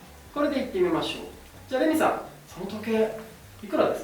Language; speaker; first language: Japanese; native; Japanese